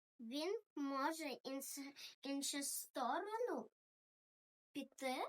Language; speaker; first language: Ukrainian; early bilingual, heritage; Ukrainian